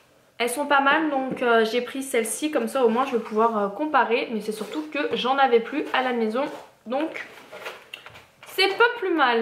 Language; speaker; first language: French; native; French